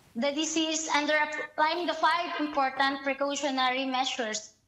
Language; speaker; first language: English; non-native, local second language; Filipino